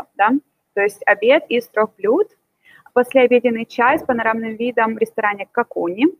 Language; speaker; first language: Russian; native; Russian